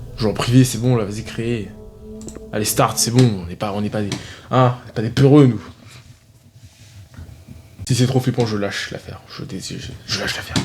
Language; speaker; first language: French; native; French